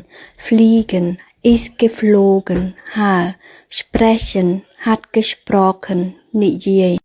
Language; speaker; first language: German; non-native, fluent; Khmer